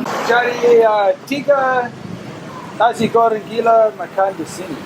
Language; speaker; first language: Indonesian; non-native, learner; English